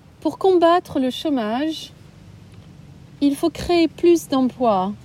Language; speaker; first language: French; non-native, learner; English